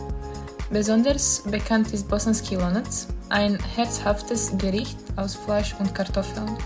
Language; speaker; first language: German; non-native, learner; Bosnian